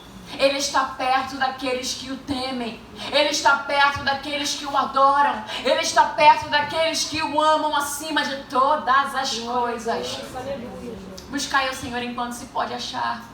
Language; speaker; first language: Portuguese; native; Portuguese